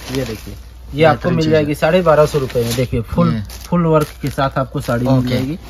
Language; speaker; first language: Hindi; native; Hindi